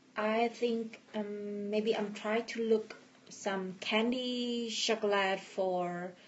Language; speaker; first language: English; non-native, learner; Thai